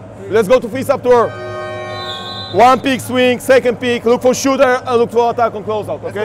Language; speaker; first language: English; non-native, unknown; Polish